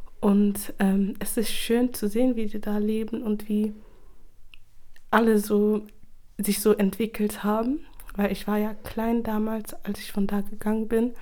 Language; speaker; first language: German; early bilingual, other home language; English